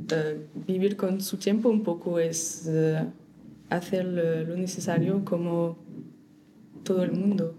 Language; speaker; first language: Spanish; non-native, fluent; French